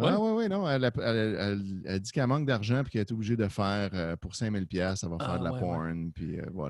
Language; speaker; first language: French; native; French